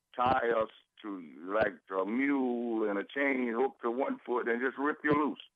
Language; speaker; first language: English; native; English